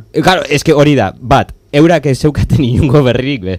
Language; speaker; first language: Basque; native; Basque